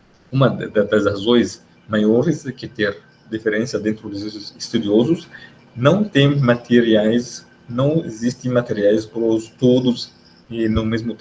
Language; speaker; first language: Portuguese; non-native, fluent; Arabic